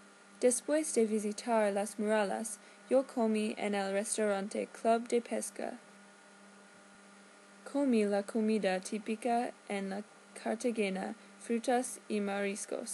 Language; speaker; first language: Spanish; non-native, learner; English